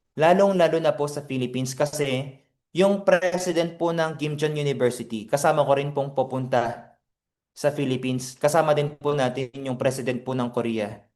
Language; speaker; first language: Filipino; non-native, fluent; Korean